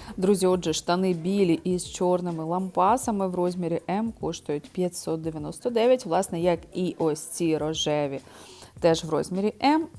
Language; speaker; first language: Ukrainian; non-native, local second language; Russian